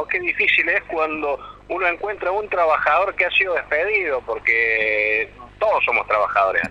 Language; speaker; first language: Spanish; native; Spanish